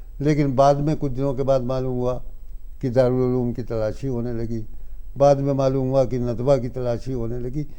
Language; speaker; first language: Urdu; native; Urdu